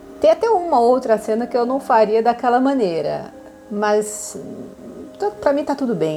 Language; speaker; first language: Portuguese; native; Portuguese